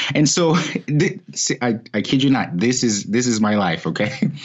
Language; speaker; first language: English; non-native, fluent; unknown